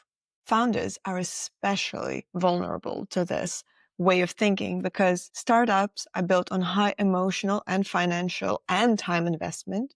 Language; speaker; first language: English; non-native, fluent; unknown